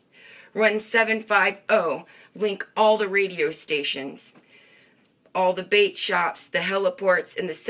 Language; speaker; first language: English; native; English